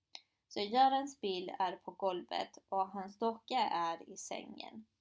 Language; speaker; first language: Swedish; non-native, fluent; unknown